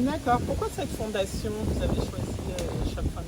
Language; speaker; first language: French; native; French